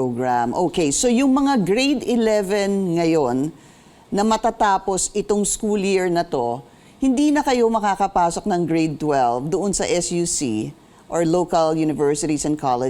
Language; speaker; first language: Filipino; native; Filipino